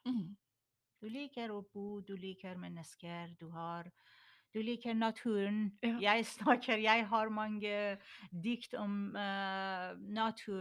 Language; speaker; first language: Norwegian; non-native, learner; Persian